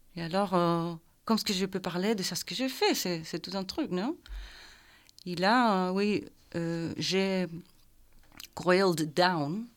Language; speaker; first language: French; non-native, fluent; Spanish